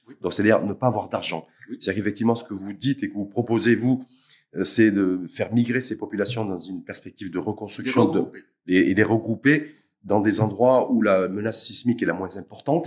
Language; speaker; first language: French; native; French